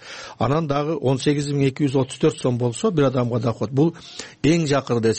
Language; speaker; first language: Kyrgyz; native; Kyrgyz